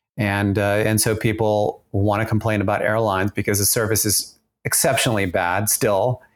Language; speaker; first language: English; early bilingual, other home language; German